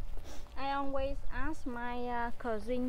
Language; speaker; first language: English; non-native, fluent; Vietnamese